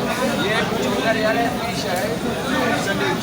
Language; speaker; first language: Hindi; non-native, learner; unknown